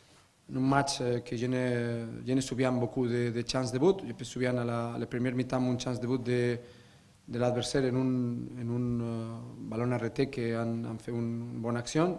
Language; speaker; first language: French; non-native, learner; Spanish